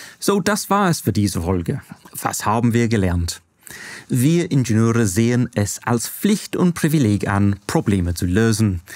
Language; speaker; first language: German; non-native, fluent; English